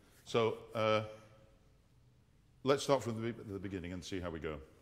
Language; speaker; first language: English; native; English